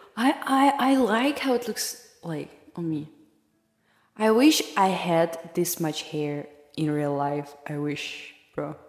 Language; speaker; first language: English; non-native, fluent; Russian